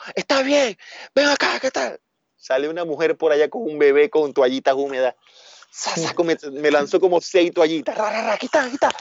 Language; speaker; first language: Spanish; native; Spanish